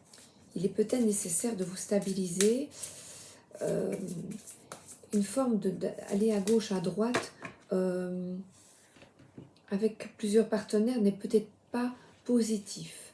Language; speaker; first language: French; native; French